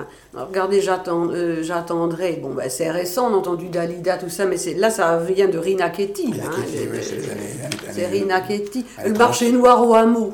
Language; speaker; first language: French; native; French